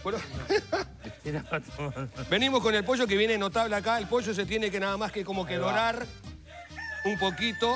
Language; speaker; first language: Spanish; native; Spanish